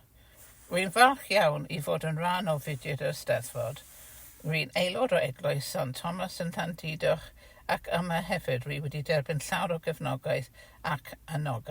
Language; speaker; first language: Welsh; non-native, fluent; English